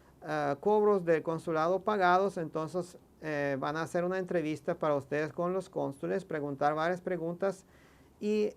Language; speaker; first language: Spanish; non-native, fluent; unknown